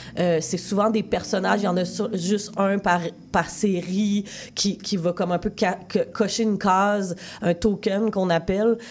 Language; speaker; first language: French; native; French